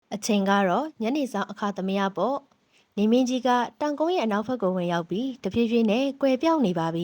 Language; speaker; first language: Burmese; native; Burmese